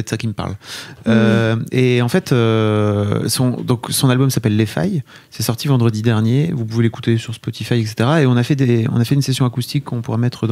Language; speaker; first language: French; native; French